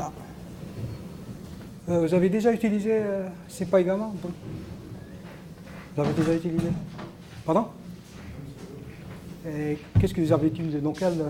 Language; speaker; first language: French; non-native, local second language; Arabic